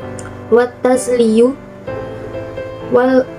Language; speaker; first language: Arabic; non-native, learner; Indonesian